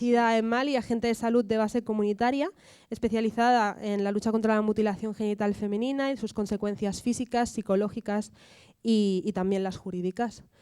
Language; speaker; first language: Spanish; native; Spanish